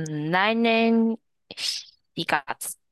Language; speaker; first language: Japanese; non-native, learner; Chinese